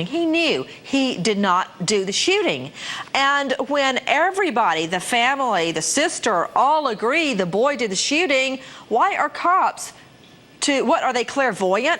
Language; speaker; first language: English; native; English